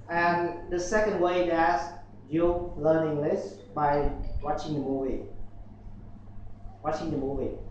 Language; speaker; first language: English; non-native, learner; Vietnamese